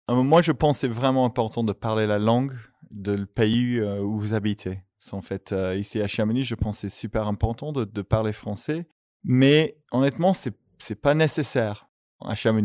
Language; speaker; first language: French; non-native, fluent; English